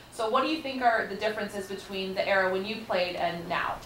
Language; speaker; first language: English; native; English